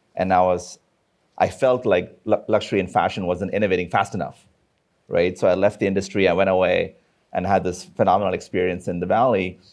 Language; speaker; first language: English; non-native, local second language; Tamil